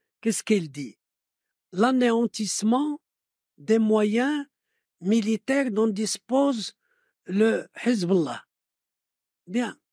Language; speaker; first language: French; non-native, local second language; Arabic